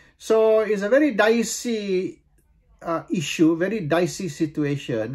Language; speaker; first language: English; non-native, local second language; Malay